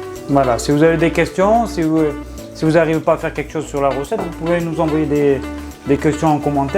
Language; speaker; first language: French; native; French